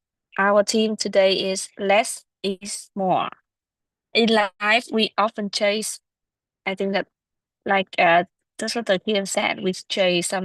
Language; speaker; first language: English; non-native, learner; Vietnamese